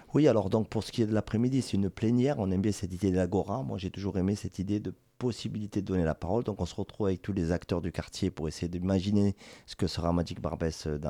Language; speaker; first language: French; native; French